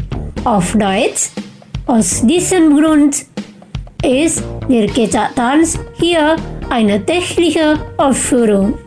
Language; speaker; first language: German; non-native, fluent; Indonesian